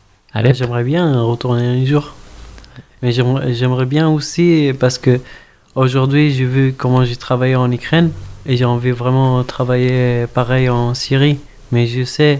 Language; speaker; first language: French; non-native, fluent; Arabic